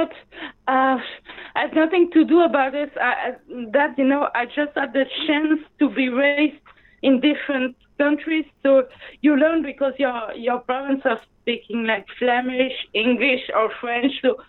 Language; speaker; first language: English; non-native, fluent; French